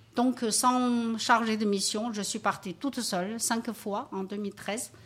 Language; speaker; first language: French; non-native, fluent; Chinese